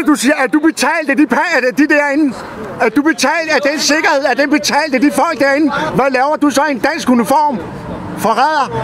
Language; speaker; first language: Danish; native; Danish